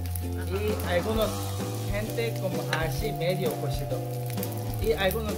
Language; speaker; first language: Spanish; non-native, learner; Korean